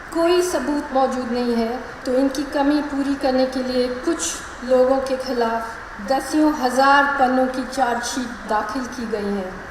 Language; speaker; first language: Hindi; non-native, local second language; Malayalam